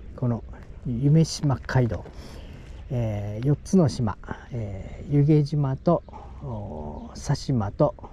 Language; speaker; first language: Japanese; native; Japanese